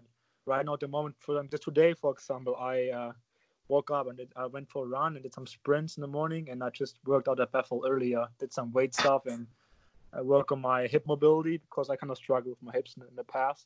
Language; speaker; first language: English; non-native, fluent; German